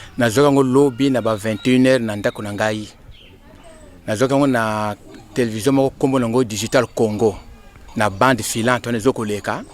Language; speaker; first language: Lingala; non-native, local second language; Kongo